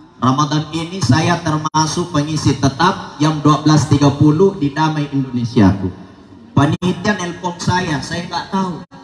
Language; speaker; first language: Indonesian; non-native, local second language; Buginese